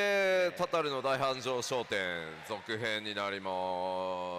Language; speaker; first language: Japanese; native; Japanese